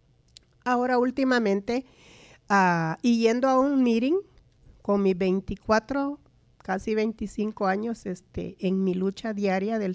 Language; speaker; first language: Spanish; native; Spanish